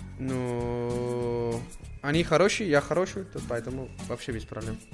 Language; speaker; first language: Russian; non-native, learner; Spanish